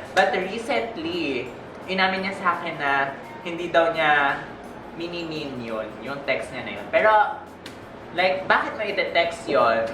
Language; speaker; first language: Filipino; native; Filipino